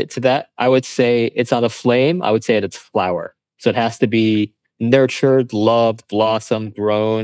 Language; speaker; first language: English; native; English